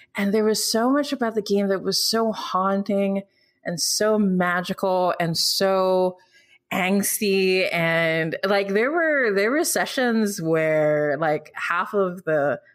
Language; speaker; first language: English; non-native, local second language; Filipino